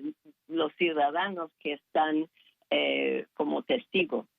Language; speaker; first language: Spanish; non-native, fluent; English